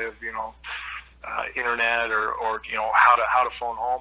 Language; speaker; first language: English; native; English